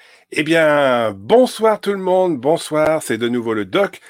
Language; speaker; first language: French; native; French